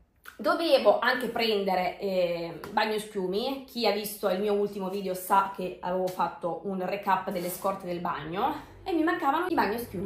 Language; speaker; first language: Italian; native; Italian